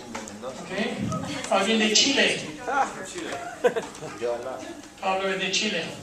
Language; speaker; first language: Spanish; non-native, fluent; English